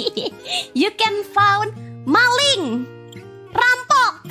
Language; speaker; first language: English; non-native, fluent; Indonesian